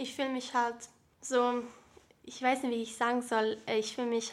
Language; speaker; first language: German; early bilingual, other home language; Bosnian